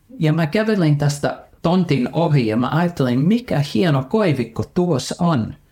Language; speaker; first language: Finnish; early bilingual, heritage; Finnish